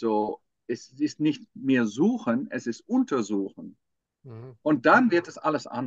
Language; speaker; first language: German; non-native, fluent; Dutch